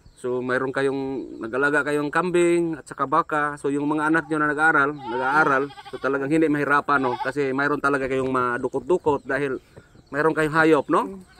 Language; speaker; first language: Filipino; native; Filipino